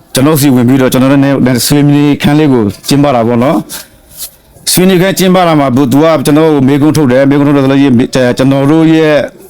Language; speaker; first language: Burmese; non-native, local second language; Rohingya